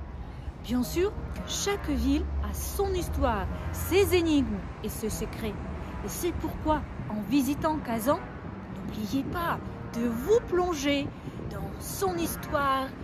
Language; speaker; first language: French; non-native, learner; Russian